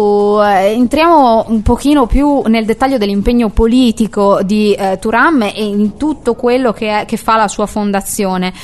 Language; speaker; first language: Italian; native; Italian